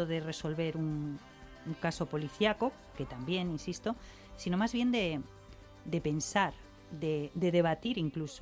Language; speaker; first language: Spanish; native; Spanish